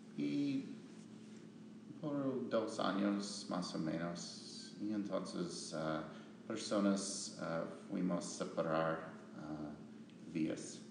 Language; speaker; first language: Spanish; non-native, learner; English